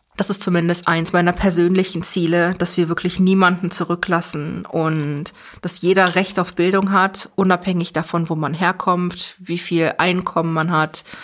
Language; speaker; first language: German; early bilingual, other home language; Persian